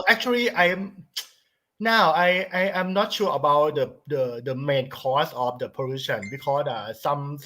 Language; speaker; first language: English; non-native, learner; Thai